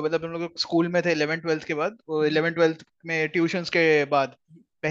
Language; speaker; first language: English; non-native, local second language; Hindi